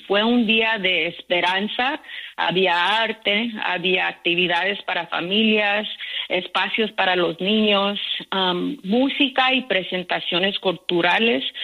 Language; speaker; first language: Spanish; early bilingual, heritage; Spanish